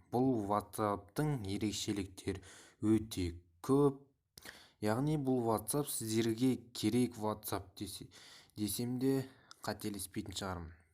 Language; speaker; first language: Kazakh; non-native, local second language; Russian